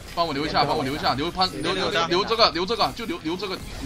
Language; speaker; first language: Chinese; native; Chinese